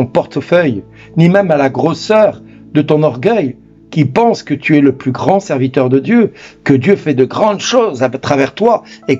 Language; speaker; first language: French; native; French